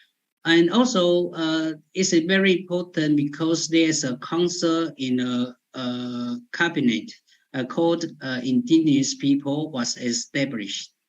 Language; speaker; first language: English; non-native, fluent; Chinese